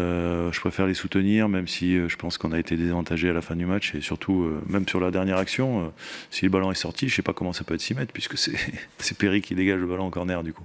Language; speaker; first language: French; native; French